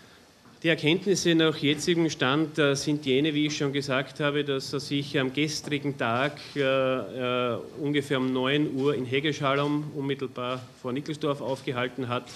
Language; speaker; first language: German; native; German